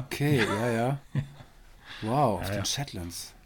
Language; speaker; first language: German; non-native, fluent; Swedish